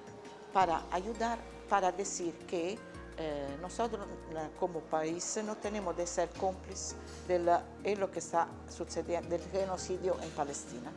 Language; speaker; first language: Spanish; non-native, learner; Italian